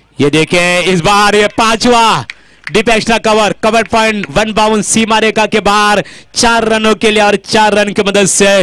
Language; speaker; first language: Hindi; non-native, local second language; Marathi